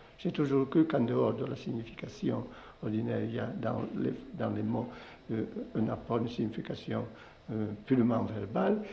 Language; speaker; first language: French; non-native, local second language; Occitan